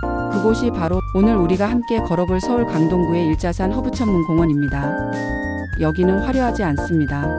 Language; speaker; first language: Korean; native; Korean